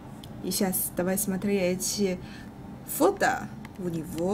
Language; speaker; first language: Russian; non-native, learner; Chinese